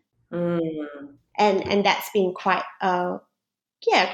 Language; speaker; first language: English; native; English